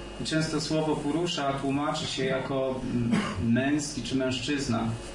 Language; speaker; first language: Polish; native; Polish